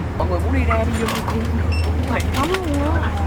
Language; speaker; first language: Vietnamese; native; Vietnamese